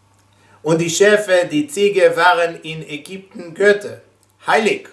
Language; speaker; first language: German; non-native, fluent; Hebrew